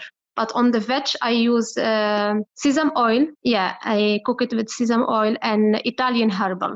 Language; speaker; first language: English; non-native, learner; Arabic